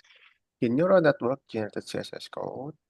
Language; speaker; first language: English; non-native, learner; Indonesian